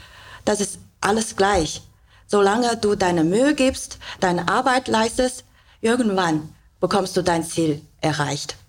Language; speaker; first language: German; non-native, learner; Chinese